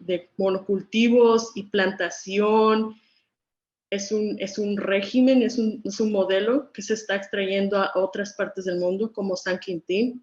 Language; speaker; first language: Spanish; early bilingual, other home language; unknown